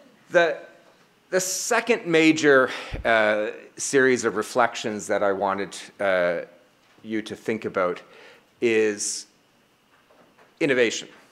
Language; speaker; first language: English; native; English